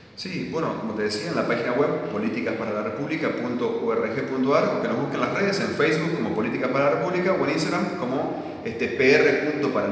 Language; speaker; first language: Spanish; native; Spanish